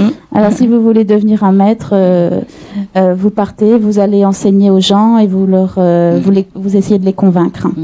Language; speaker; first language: French; native; French